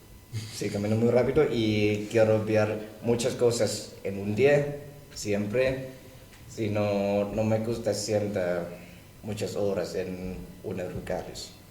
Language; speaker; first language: Spanish; non-native, learner; Thai